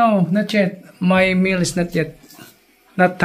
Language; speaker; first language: English; non-native, local second language; Filipino